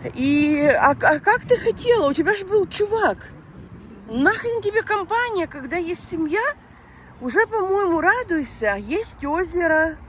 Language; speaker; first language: Russian; native; Russian